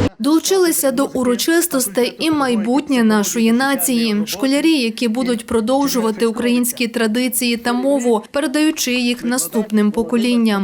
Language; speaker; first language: Ukrainian; native; Ukrainian